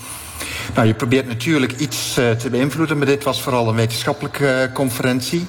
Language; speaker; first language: Dutch; native; Dutch